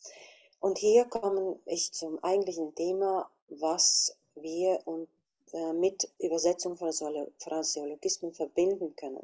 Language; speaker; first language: German; non-native, fluent; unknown